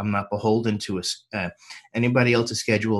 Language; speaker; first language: English; native; English